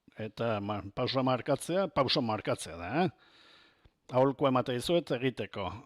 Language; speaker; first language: Basque; non-native, local second language; Spanish